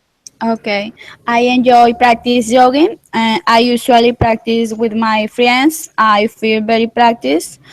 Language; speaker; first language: English; non-native, learner; Spanish